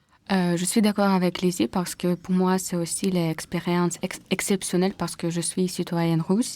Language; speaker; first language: French; non-native, fluent; Russian